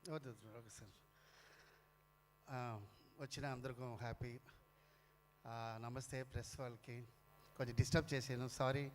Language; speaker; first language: Telugu; non-native, learner; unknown